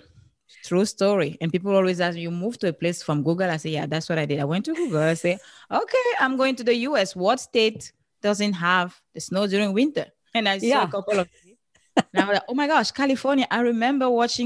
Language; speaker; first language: English; non-native, local second language; French